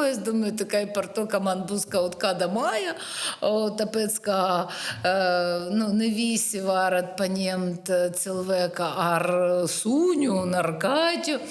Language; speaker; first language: Latvian; non-native, learner; Russian